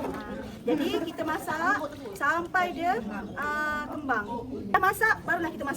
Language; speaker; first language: Malay; native; Malay